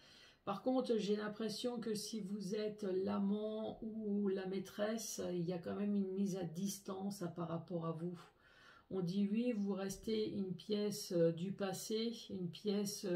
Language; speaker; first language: French; native; French